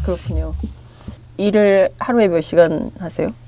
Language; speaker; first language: Korean; native; Korean